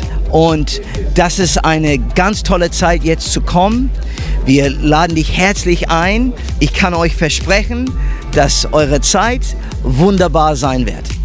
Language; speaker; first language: German; non-native, fluent; English